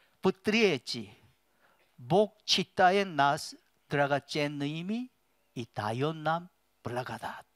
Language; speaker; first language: Russian; non-native, learner; Korean